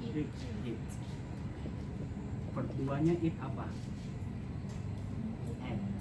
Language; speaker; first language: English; non-native, fluent; Indonesian